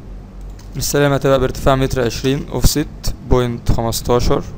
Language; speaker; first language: Arabic; native; Arabic